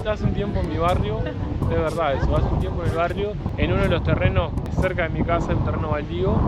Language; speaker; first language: Spanish; native; Spanish